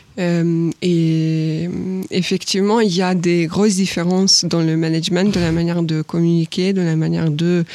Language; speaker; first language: French; non-native, fluent; Ukrainian